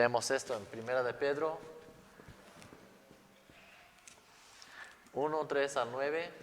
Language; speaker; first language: Spanish; non-native, fluent; English